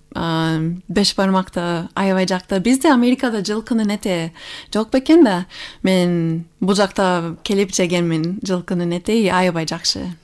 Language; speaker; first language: Kyrgyz; non-native, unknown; English